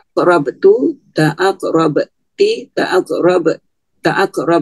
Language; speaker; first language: Arabic; non-native, learner; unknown